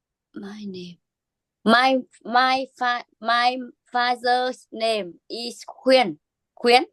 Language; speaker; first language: English; non-native, learner; Vietnamese